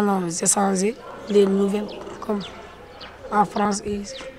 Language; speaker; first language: French; non-native, local second language; Fula